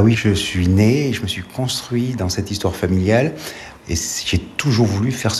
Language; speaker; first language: French; native; French